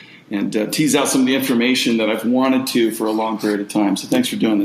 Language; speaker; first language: English; native; English